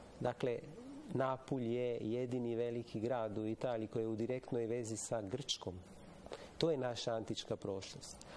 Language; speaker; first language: Serbian; non-native, fluent; Italian